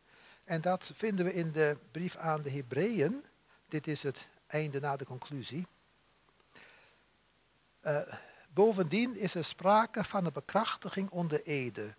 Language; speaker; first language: Dutch; native; Dutch